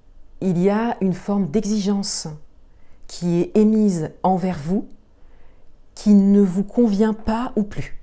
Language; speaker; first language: French; native; French